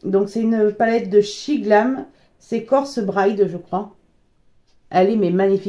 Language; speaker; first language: French; native; French